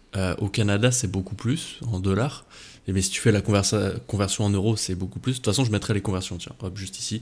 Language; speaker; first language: French; native; French